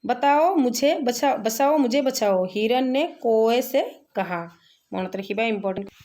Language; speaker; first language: Hindi; non-native, local second language; Assamese